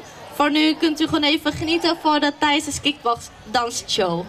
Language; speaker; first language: Dutch; non-native, fluent; Thai